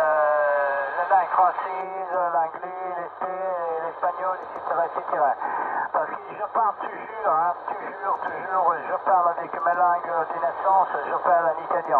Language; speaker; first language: French; non-native, learner; Italian